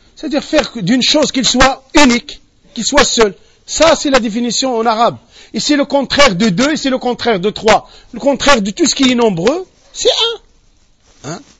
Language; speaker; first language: French; non-native, local second language; Arabic